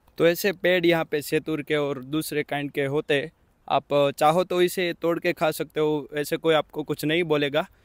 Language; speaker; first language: Hindi; non-native, local second language; Gujarati